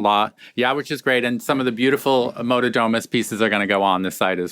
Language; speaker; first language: English; native; English